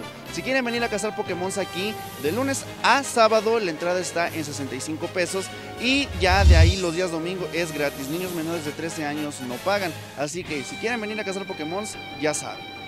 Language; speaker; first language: Spanish; native; Spanish